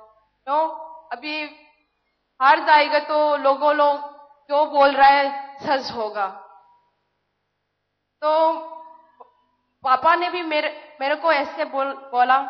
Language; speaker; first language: Hindi; non-native, local second language; Manipuri